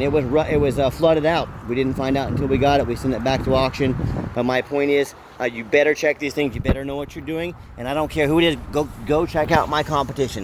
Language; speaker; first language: English; native; English